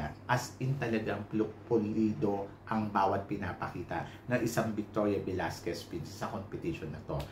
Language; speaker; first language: Filipino; native; Filipino